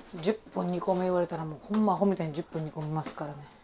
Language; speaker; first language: Japanese; native; Japanese